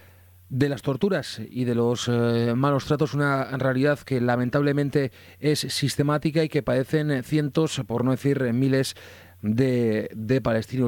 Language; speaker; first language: Spanish; native; Spanish